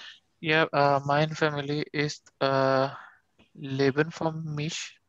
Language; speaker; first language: German; non-native, learner; Urdu